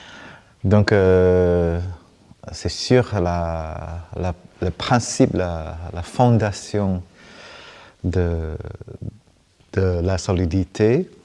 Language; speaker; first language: French; non-native, fluent; Vietnamese